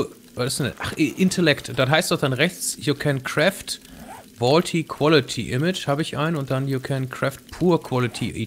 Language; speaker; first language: German; native; German